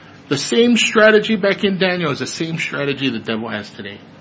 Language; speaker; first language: English; native; English